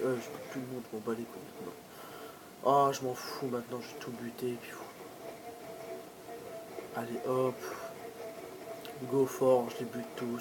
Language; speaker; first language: French; native; French